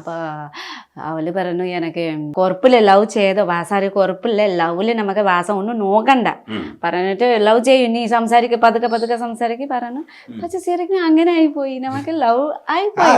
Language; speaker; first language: Malayalam; non-native, learner; Nepali